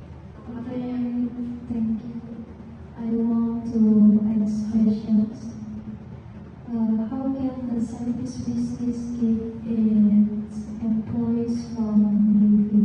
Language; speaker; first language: English; non-native, learner; Indonesian